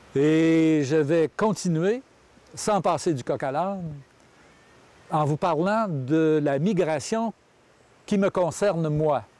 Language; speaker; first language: French; native; French